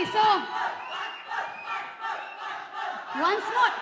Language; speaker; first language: Telugu; native; Telugu